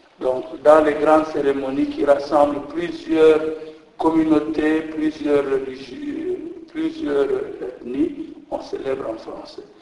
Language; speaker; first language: French; non-native, local second language; Jola-Fonyi